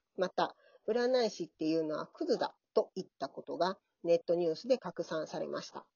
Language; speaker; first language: Japanese; native; Japanese